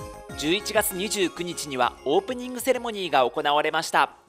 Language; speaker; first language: Japanese; native; Japanese